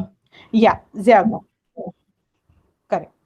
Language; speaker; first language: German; non-native, fluent; Hindi